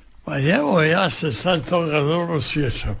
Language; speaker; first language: Serbian; native; Serbian